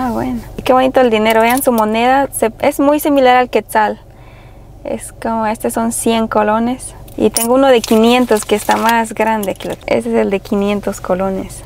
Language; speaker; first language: Spanish; native; Spanish